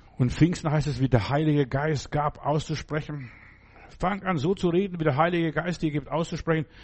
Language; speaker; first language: German; non-native, fluent; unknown